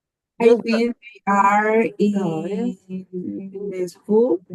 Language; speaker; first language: English; non-native, learner; Spanish